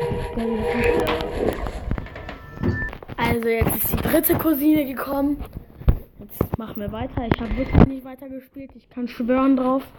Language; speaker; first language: German; early bilingual, other home language; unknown